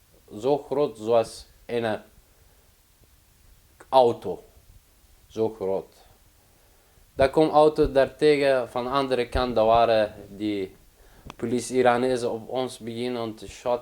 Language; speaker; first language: Dutch; non-native, learner; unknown